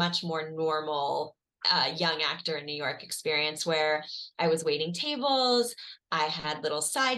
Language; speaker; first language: English; native; English